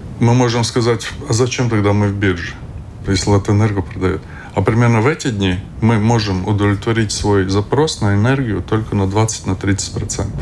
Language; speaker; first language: Russian; non-native, local second language; Latvian